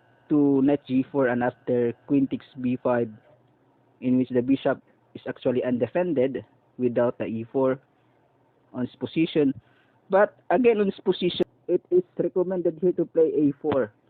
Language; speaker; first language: English; non-native, local second language; Filipino